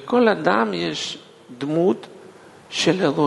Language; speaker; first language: Hebrew; non-native, fluent; Russian